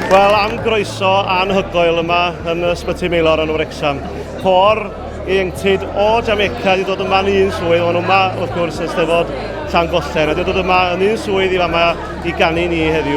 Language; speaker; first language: Welsh; native; Welsh